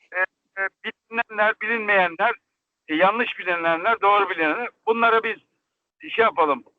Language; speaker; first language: Turkish; native; Turkish